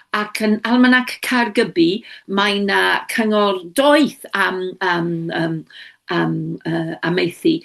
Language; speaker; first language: Welsh; non-native, local second language; English